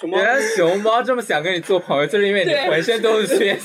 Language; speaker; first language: Chinese; native; Chinese